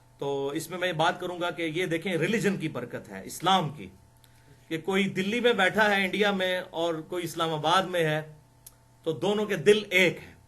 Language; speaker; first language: Urdu; non-native, local second language; Punjabi